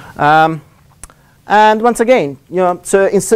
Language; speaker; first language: English; non-native, fluent; Italian